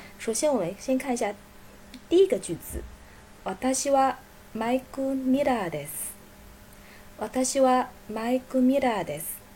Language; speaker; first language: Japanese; non-native, fluent; Chinese